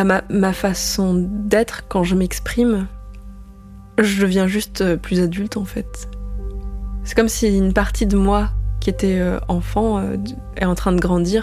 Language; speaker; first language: French; early bilingual, other home language; Indonesian